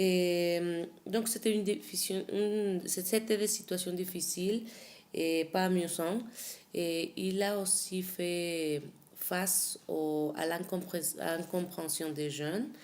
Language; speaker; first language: French; non-native, fluent; Spanish